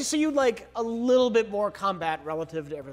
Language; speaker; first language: English; native; English